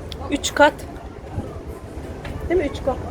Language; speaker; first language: Turkish; native; Turkish